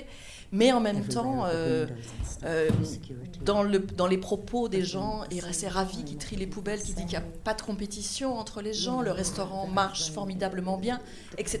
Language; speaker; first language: French; native; French